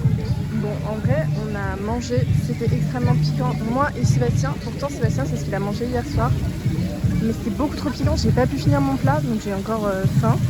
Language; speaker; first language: French; native; French